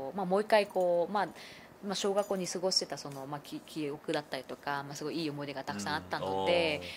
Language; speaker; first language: Japanese; non-native, fluent; Vietnamese